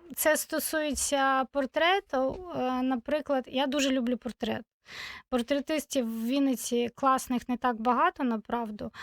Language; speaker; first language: Ukrainian; non-native, local second language; Russian